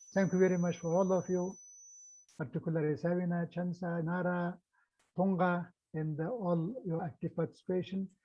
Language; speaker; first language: English; non-native, learner; Mongolian